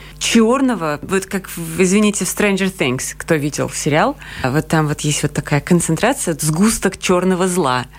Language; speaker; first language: Russian; native; Russian